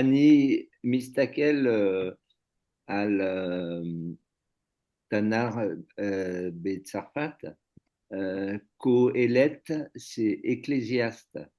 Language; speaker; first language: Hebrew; non-native, learner; French